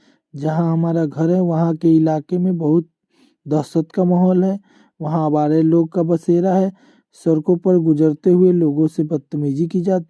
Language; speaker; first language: Hindi; native; Hindi